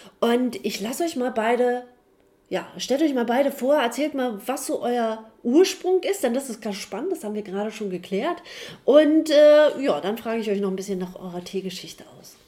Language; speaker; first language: German; native; German